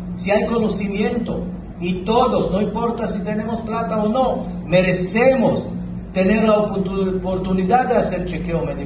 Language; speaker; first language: Spanish; non-native, fluent; Hebrew